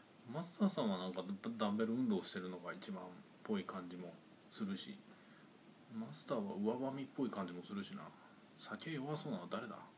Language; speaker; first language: Japanese; native; Japanese